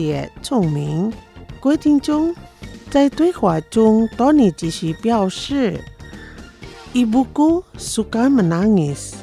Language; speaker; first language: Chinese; non-native, fluent; Indonesian